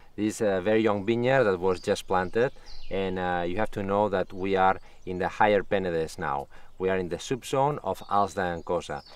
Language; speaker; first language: English; non-native, fluent; Catalan